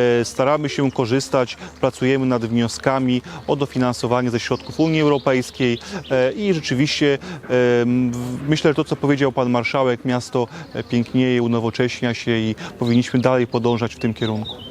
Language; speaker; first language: Polish; native; Polish